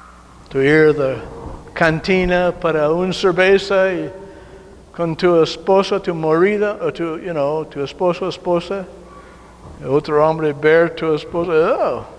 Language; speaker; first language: Spanish; non-native, learner; English